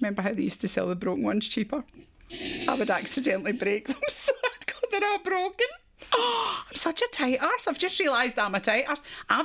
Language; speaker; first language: English; native; English